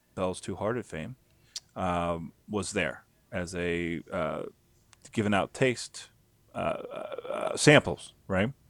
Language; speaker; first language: English; native; English